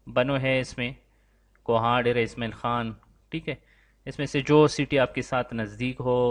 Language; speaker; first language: Urdu; native; Urdu